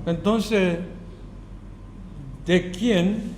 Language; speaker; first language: Spanish; non-native, fluent; Korean